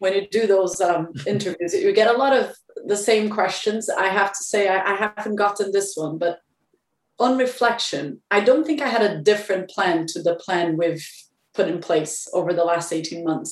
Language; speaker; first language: English; non-native, fluent; Portuguese